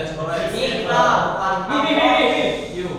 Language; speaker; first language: English; non-native, learner; Indonesian